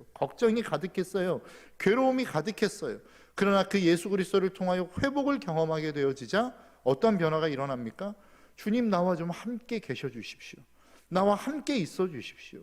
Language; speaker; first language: Korean; native; Korean